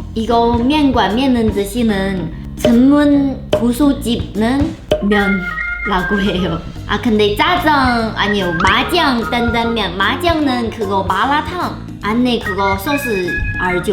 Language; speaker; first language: Korean; non-native, learner; Chinese